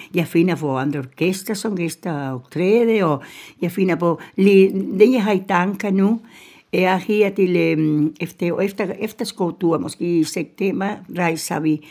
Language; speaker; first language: Danish; non-native, fluent; Spanish